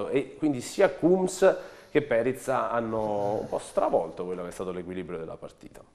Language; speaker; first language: Italian; native; Italian